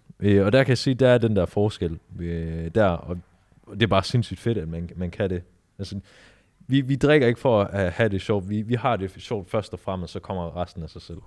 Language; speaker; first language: Danish; early bilingual, other home language; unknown